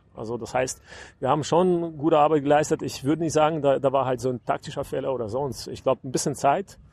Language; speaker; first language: German; non-native, fluent; Russian